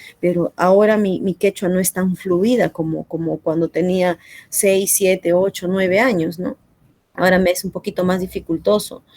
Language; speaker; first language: Spanish; non-native, local second language; Quechua